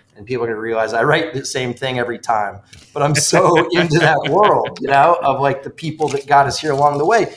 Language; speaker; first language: English; native; English